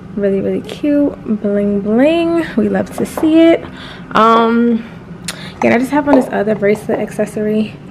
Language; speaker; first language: English; native; English